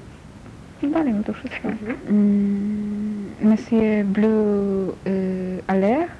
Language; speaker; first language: French; non-native, learner; Polish